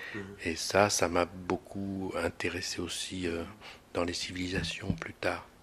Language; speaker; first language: French; native; French